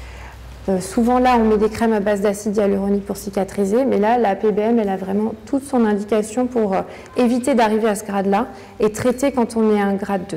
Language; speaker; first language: French; native; French